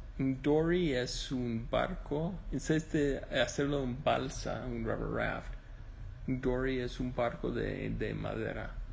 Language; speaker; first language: Spanish; non-native, learner; English